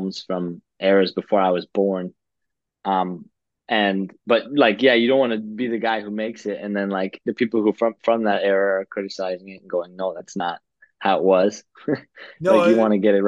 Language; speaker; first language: English; native; English